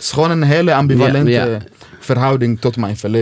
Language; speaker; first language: Dutch; non-native, fluent; Swahili